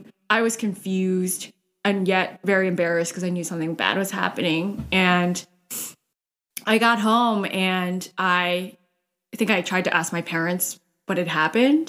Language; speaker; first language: English; early bilingual, other home language; Cantonese